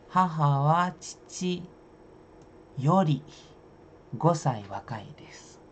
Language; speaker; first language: Japanese; non-native, fluent; Indonesian